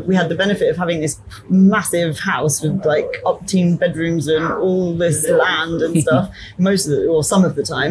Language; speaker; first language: English; native; English